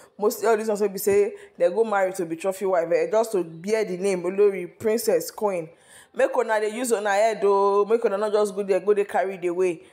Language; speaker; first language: Nigerian Pidgin; non-native, local second language; Yoruba